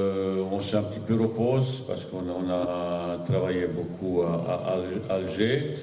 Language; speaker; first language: French; non-native, fluent; Bosnian